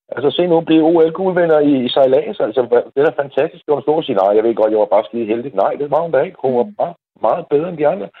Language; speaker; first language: Danish; non-native, fluent; Dutch